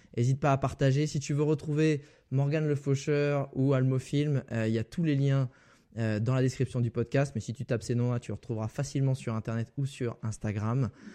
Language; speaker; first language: French; native; French